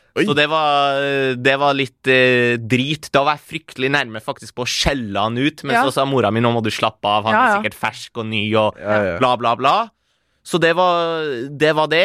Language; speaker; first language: Norwegian; early bilingual, other home language; Persian